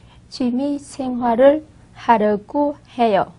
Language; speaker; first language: Korean; non-native, learner; Vietnamese